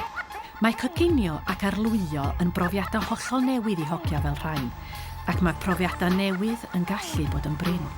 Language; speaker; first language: Welsh; native; Welsh